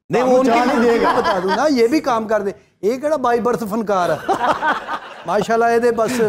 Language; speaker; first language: Urdu; non-native, local second language; Punjabi